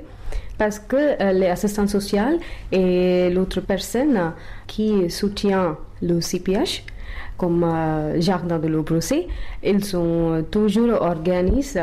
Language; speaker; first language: French; non-native, learner; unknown